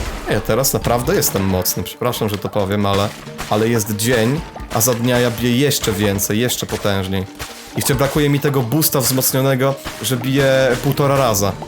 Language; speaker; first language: Polish; native; Polish